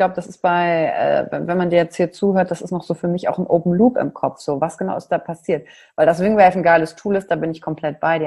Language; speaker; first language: German; native; German